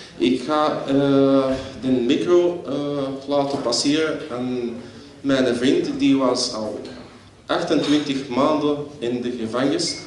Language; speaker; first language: Dutch; non-native, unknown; Arabic